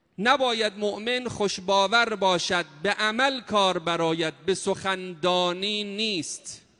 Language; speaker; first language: Persian; native; Persian